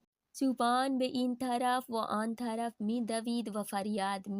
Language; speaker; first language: Persian; non-native, fluent; Urdu